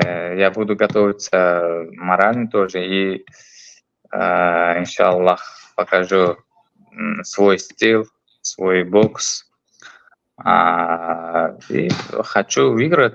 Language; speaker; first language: Russian; non-native, learner; Uzbek